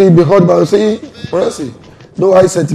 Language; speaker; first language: Spanish; non-native, learner; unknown